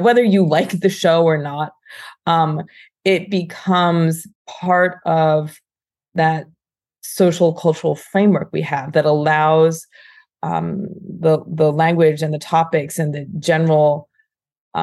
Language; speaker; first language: English; native; English